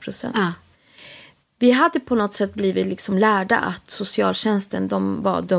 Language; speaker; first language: Swedish; native; Swedish